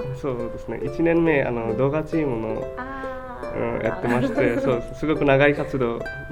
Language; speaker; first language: Japanese; non-native, fluent; Bangla